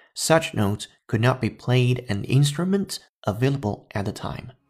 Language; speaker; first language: English; non-native, fluent; Chinese